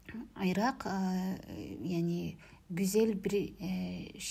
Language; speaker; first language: Turkish; non-native, learner; Kazakh